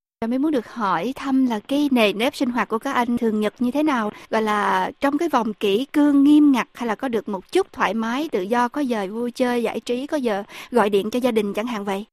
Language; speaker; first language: Vietnamese; native; Vietnamese